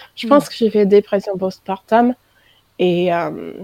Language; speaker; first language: French; non-native, fluent; English